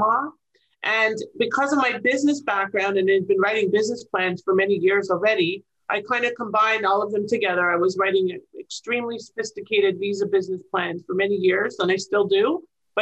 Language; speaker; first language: English; native; English